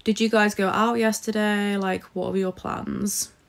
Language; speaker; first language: English; native; English